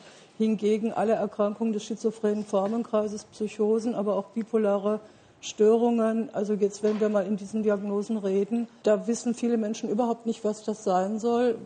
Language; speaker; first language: German; native; German